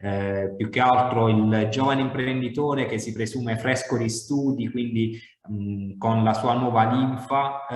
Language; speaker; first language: Italian; native; Italian